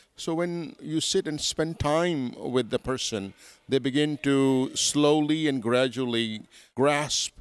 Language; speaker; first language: English; non-native, local second language; Urdu